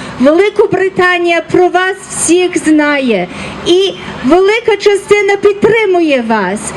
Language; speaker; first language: Ukrainian; early bilingual, heritage; Ukrainian